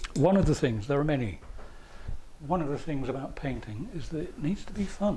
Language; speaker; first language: English; native; English